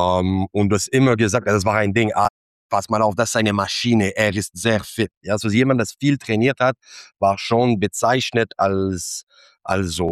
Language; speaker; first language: German; non-native, fluent; English